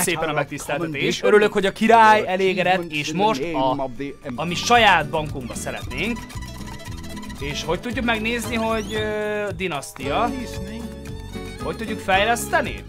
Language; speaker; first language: Hungarian; native; Hungarian